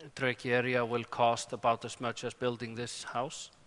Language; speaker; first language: English; non-native, fluent; Icelandic